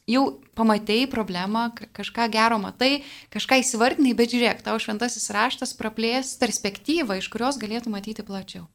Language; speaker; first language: Lithuanian; native; Lithuanian